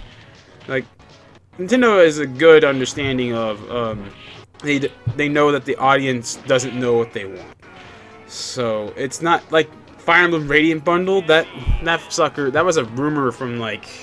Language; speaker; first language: English; native; English